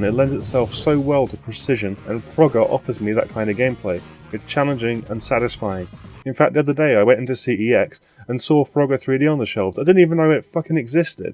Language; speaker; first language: English; native; English